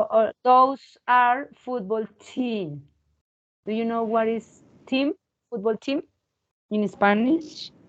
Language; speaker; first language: English; non-native, fluent; Spanish